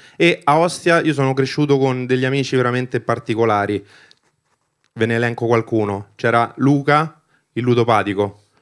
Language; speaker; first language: Italian; early bilingual, other home language; Albanian